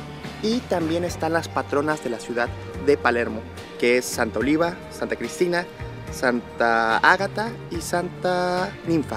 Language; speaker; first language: Spanish; native; Spanish